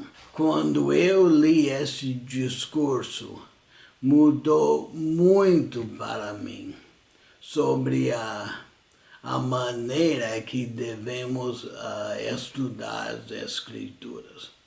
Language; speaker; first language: Portuguese; non-native, fluent; English